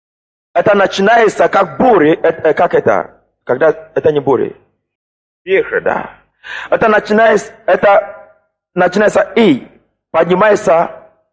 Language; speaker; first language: Russian; non-native, fluent; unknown